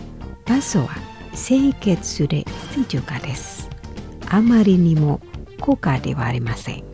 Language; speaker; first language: Japanese; non-native, fluent; Indonesian